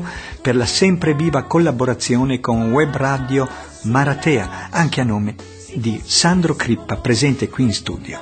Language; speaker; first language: Italian; native; Italian